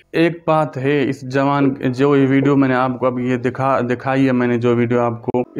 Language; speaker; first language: Urdu; non-native, local second language; Sindhi